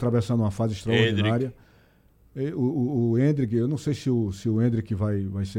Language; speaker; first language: Portuguese; native; Portuguese